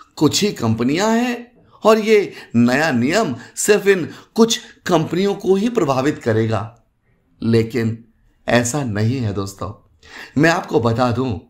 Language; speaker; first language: Hindi; native; Hindi